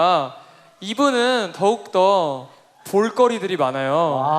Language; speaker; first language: Korean; native; Korean